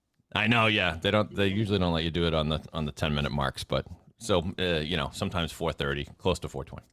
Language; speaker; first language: English; native; English